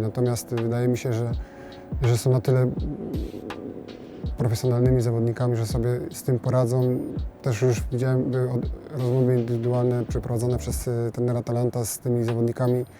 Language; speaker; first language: Polish; native; Polish